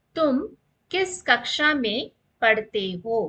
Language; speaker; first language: Hindi; non-native, local second language; Tamil